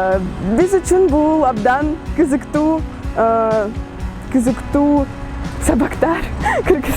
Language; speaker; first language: Kyrgyz; non-native, learner; Russian